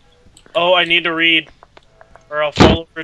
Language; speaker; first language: English; native; English